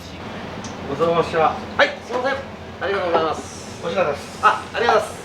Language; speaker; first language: Japanese; native; Japanese